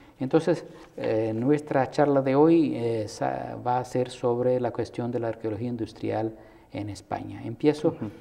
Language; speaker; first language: Spanish; non-native, fluent; Portuguese